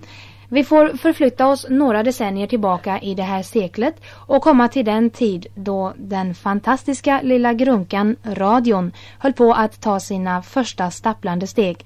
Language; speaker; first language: Swedish; native; Swedish